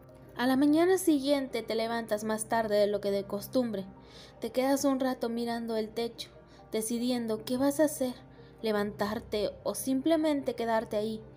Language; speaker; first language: Spanish; native; Spanish